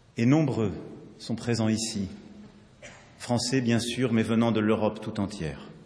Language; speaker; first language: French; native; French